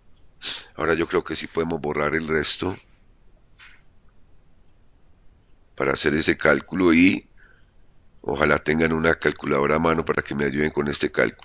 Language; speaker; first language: Spanish; native; Spanish